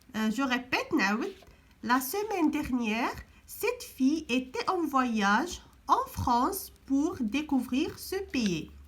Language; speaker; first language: French; non-native, local second language; Arabic